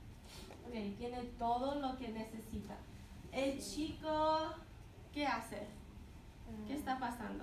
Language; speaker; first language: Spanish; non-native, fluent; English